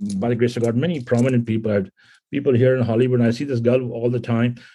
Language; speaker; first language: English; non-native, local second language; Punjabi